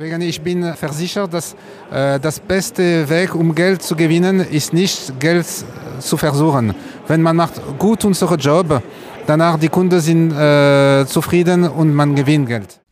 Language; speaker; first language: German; non-native, learner; French